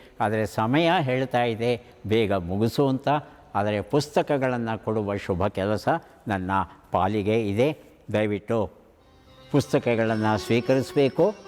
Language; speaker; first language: Kannada; native; Kannada